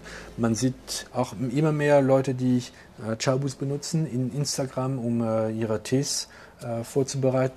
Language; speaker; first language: German; non-native, local second language; French